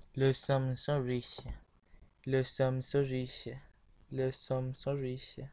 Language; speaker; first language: French; non-native, learner; Spanish